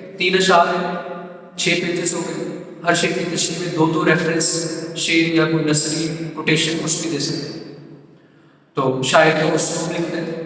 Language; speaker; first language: Urdu; non-native, local second language; Punjabi